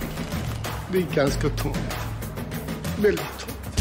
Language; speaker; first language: Swedish; non-native, learner; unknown